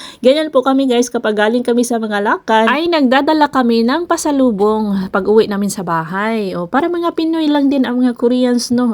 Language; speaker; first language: Filipino; non-native, local second language; Cebuano